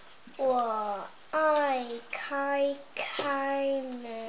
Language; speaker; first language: Chinese; early bilingual, heritage; Chinese